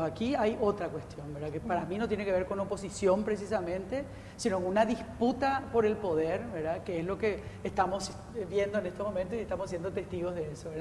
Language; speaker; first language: Spanish; native; Spanish